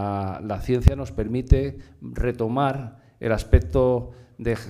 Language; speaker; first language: Spanish; native; Spanish